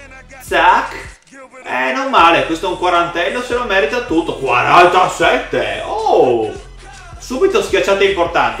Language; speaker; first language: Italian; native; Italian